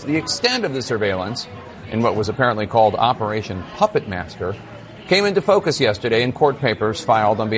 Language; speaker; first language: English; native; English